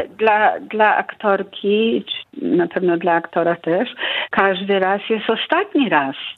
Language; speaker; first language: Polish; early bilingual, heritage; Polish